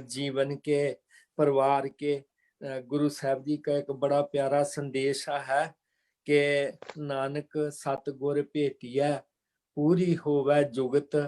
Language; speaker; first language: Hindi; non-native, local second language; Punjabi